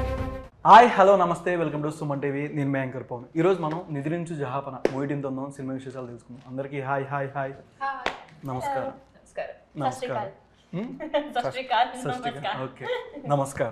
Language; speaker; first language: Telugu; native; Telugu